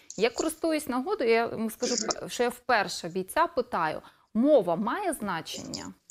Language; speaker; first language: Ukrainian; native; Ukrainian